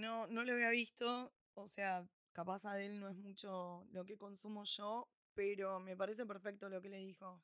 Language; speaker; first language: Spanish; native; Spanish